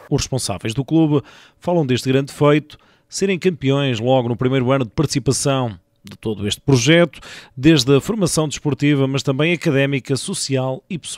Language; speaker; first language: Portuguese; native; Portuguese